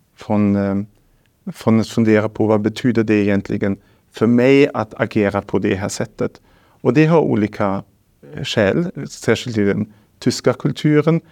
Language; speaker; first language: Swedish; non-native, fluent; German